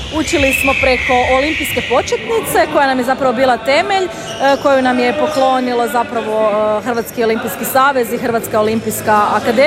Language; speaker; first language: Serbian; native; Serbian